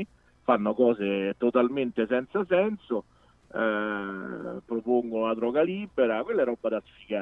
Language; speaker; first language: Italian; native; Italian